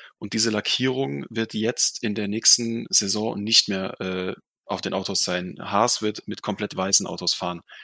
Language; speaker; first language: German; non-native, fluent; Russian